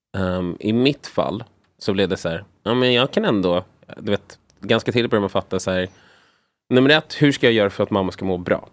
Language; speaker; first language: Swedish; native; Swedish